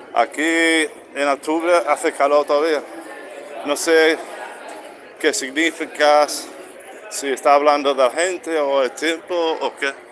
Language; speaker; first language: Spanish; non-native, fluent; English